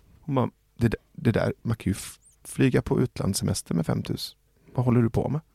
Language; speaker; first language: Swedish; early bilingual, other home language; Persian